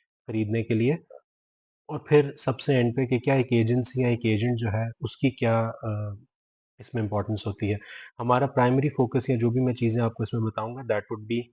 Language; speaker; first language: Hindi; non-native, local second language; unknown